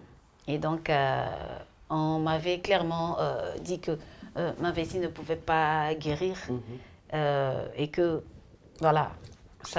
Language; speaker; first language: French; non-native, local second language; Lingala